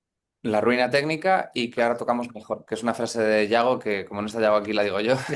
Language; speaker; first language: Spanish; native; Spanish